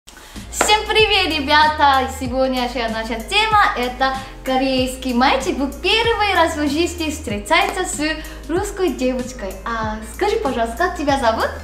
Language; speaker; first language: Russian; non-native, fluent; Korean